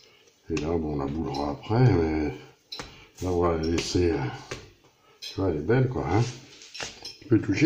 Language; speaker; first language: French; native; French